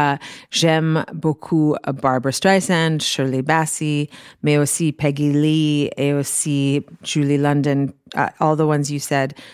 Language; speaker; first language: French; non-native, learner; English